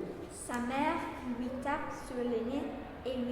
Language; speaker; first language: French; non-native, learner; Italian